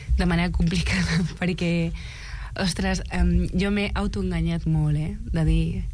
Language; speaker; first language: Catalan; early bilingual, other home language; Arabic